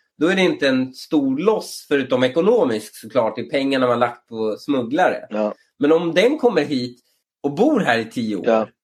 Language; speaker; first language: Swedish; early bilingual, other home language; Persian